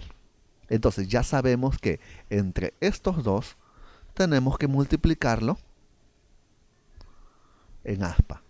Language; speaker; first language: Spanish; native; Spanish